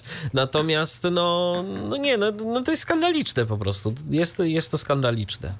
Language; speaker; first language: Polish; native; Polish